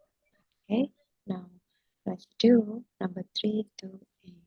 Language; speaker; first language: English; non-native, fluent; Indonesian